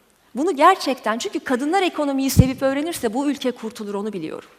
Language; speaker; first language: Turkish; native; Turkish